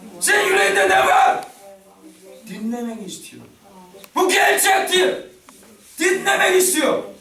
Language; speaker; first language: Turkish; non-native, learner; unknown